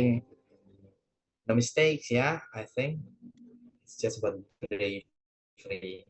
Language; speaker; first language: English; non-native, fluent; Indonesian